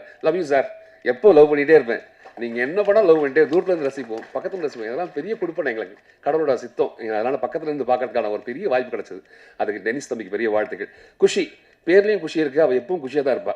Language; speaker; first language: Tamil; native; Tamil